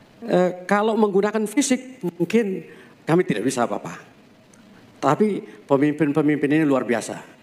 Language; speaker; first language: Indonesian; non-native, fluent; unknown